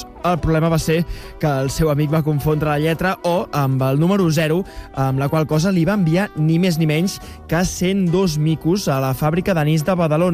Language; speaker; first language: Catalan; native; Catalan